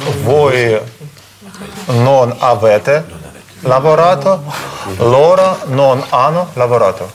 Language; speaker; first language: Italian; non-native, learner; Russian